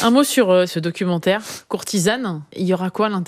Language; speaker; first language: French; native; French